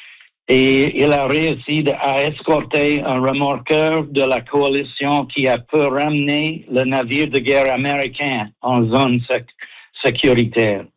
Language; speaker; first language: French; non-native, learner; English